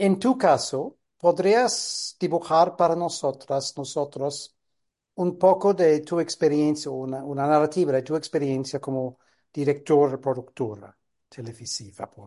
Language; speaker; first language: Spanish; non-native, fluent; English